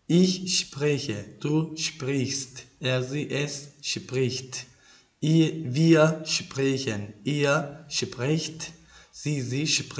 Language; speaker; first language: German; non-native, fluent; Turkish